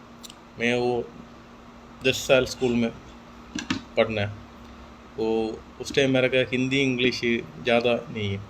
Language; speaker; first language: Hindi; non-native, local second language; Malayalam